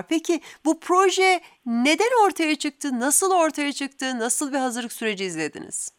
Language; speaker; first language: Turkish; native; Turkish